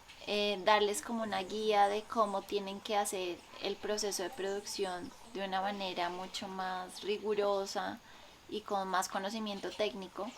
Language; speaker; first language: Spanish; native; Spanish